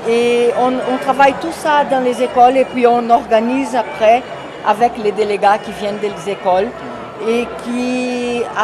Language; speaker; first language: French; non-native, fluent; Portuguese